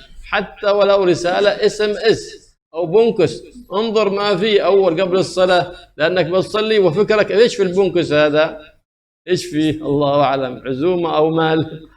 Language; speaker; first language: Arabic; native; Arabic